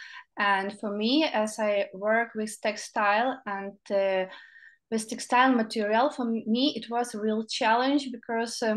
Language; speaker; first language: English; non-native, learner; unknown